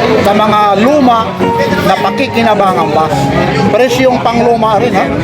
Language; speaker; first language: Filipino; non-native, local second language; Waray